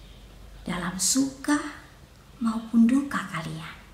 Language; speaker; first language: Indonesian; native; Indonesian